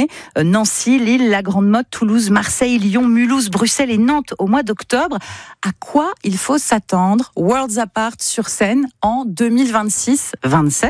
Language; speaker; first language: French; native; French